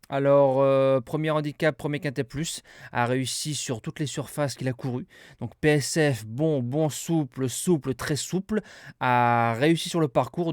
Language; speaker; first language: French; native; French